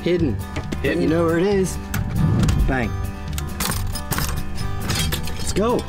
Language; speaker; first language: English; native; English